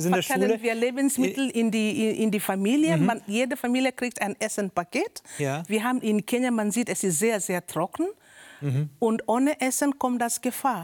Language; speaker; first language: German; non-native, learner; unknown